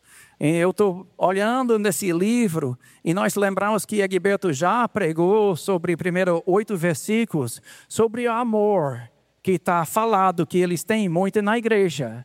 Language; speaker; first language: Portuguese; non-native, fluent; English